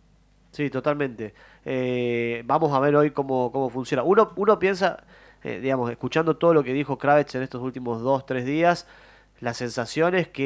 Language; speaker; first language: Spanish; native; Spanish